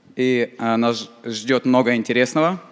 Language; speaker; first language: Russian; native; Russian